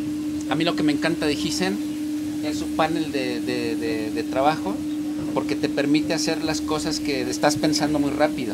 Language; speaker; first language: Spanish; native; Spanish